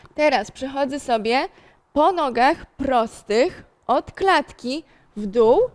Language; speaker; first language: Polish; native; Polish